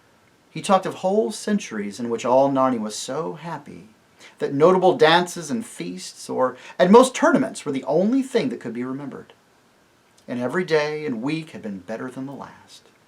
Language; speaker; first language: English; native; English